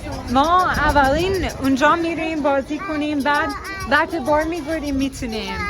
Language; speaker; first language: Persian; non-native, learner; English